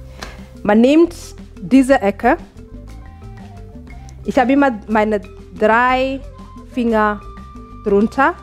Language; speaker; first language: German; non-native, fluent; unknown